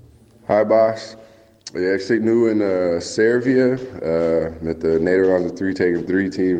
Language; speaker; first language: Dutch; non-native, learner; English